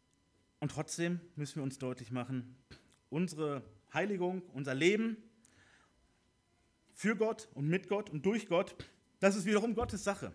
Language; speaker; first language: German; native; German